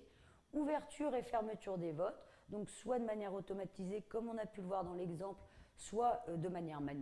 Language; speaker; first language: French; native; French